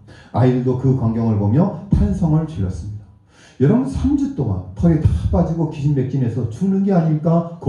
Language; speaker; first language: Korean; native; Korean